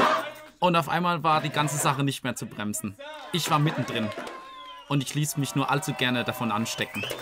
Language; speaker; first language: German; native; German